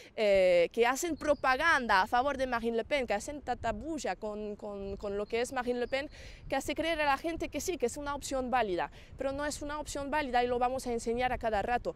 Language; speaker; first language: Spanish; non-native, fluent; French